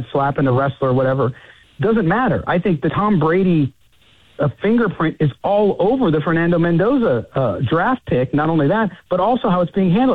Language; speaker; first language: English; native; English